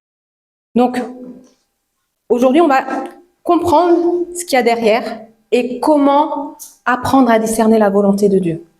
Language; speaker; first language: French; native; French